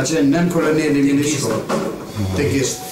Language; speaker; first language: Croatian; non-native, local second language; Albanian